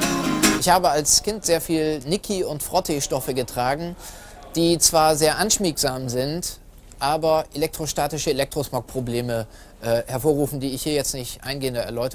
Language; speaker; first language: German; native; German